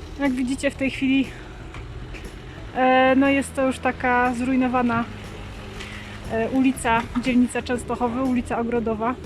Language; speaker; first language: Polish; native; Polish